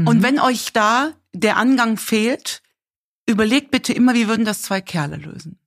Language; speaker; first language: German; native; German